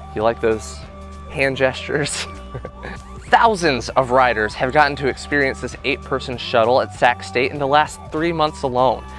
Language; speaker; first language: English; native; English